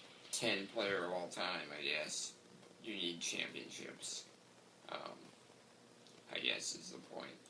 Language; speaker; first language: English; native; English